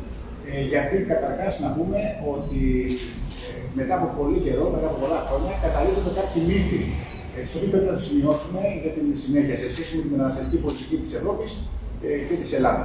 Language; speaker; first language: Greek; native; Greek